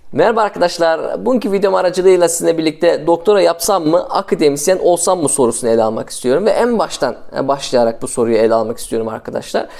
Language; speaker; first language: Turkish; early bilingual, heritage; Turkish